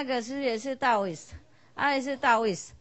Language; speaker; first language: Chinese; non-native, fluent; Vietnamese